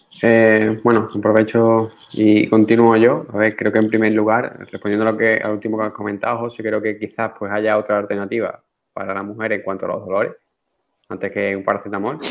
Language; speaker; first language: Spanish; native; Spanish